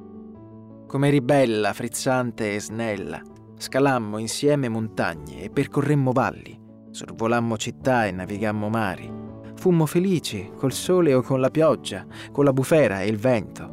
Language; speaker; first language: Italian; native; Italian